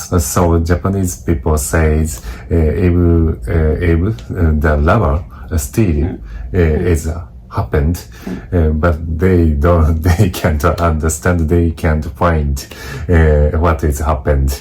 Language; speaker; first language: English; non-native, learner; Japanese